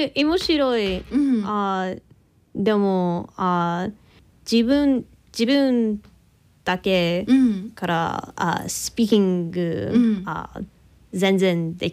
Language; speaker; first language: Japanese; non-native, learner; English